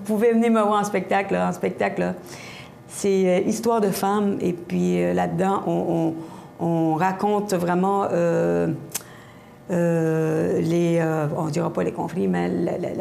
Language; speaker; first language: French; native; French